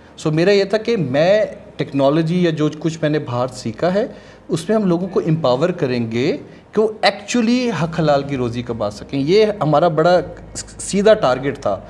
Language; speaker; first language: Urdu; native; Urdu